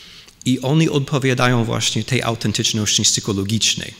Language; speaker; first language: Polish; non-native, fluent; English